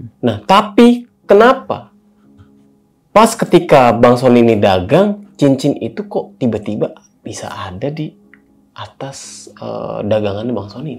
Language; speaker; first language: Indonesian; native; Indonesian